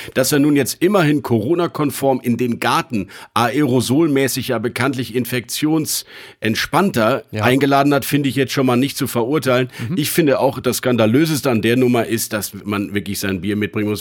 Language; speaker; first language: German; native; German